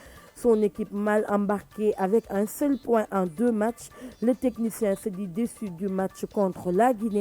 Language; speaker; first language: French; non-native, local second language; Wolof